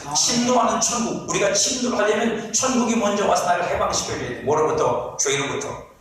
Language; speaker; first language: Korean; native; Korean